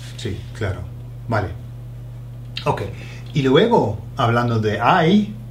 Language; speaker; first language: Spanish; non-native, learner; English